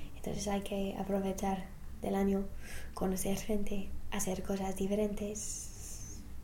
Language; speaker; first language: Spanish; non-native, fluent; English